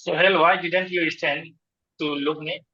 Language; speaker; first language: English; non-native, learner; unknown